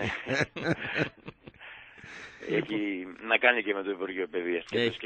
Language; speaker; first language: Greek; native; Greek